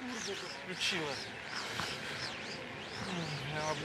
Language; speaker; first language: Russian; native; Russian